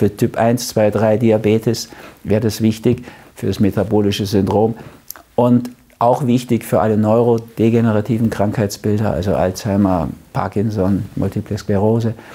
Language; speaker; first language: German; native; German